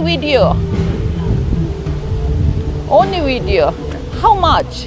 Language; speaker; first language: English; non-native, learner; Korean